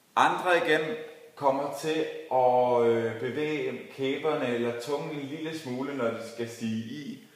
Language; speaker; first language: Danish; native; Danish